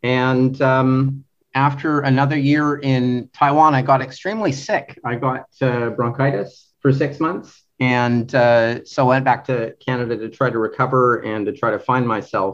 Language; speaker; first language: English; native; English